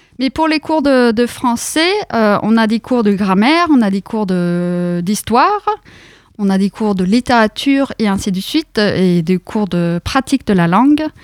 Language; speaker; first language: French; non-native, fluent; Norwegian